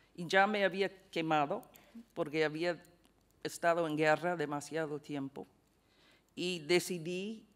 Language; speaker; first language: Spanish; non-native, fluent; English